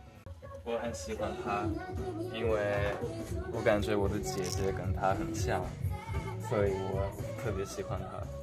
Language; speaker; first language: Chinese; non-native, fluent; English